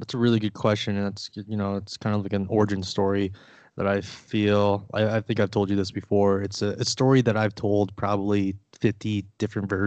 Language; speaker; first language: English; early bilingual, other home language; Vietnamese